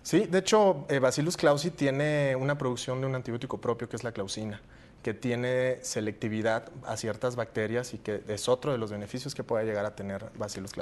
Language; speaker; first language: Spanish; native; Spanish